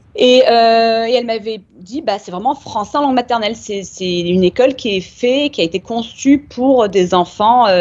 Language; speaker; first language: French; native; French